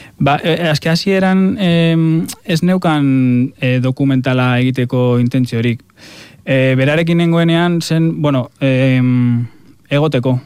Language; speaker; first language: Basque; native; Basque